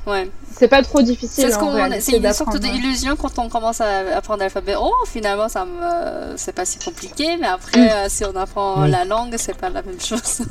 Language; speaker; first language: French; non-native, fluent; Korean